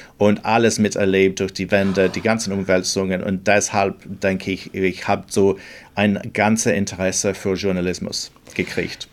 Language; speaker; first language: German; non-native, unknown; English